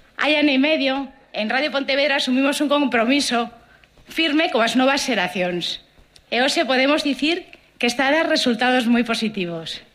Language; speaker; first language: Galician; non-native, local second language; Spanish